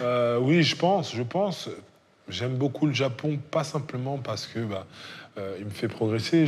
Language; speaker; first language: French; native; French